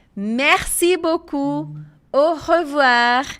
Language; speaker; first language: French; non-native, fluent; Portuguese